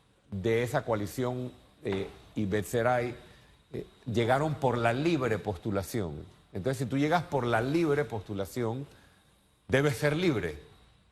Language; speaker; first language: Spanish; native; Spanish